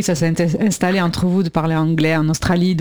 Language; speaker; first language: French; native; French